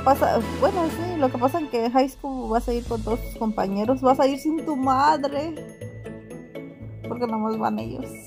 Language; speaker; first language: Spanish; native; Spanish